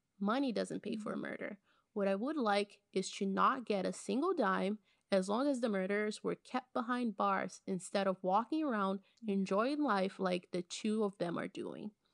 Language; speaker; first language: English; non-native, fluent; Portuguese